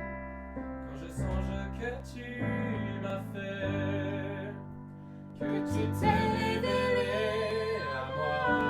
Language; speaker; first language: French; native; French